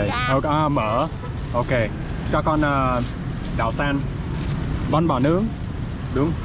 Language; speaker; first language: Vietnamese; non-native, learner; English